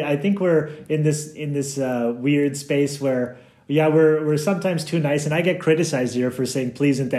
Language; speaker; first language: English; native; English